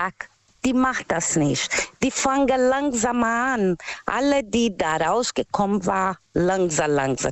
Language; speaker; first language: German; non-native, learner; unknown